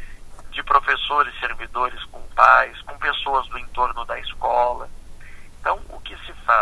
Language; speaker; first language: Portuguese; native; Portuguese